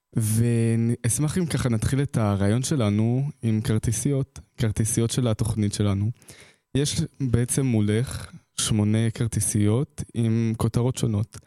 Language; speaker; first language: Hebrew; native; Hebrew